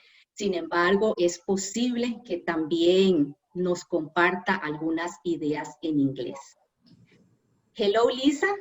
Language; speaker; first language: Spanish; native; Spanish